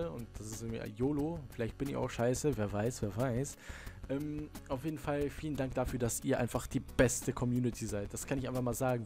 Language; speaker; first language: German; native; German